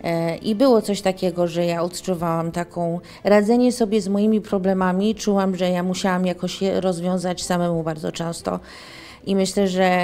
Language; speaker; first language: Polish; early bilingual, heritage; English